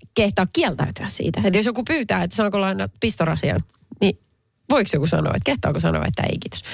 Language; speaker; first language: Finnish; native; Finnish